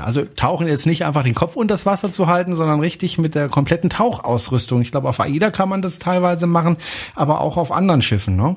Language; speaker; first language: German; native; German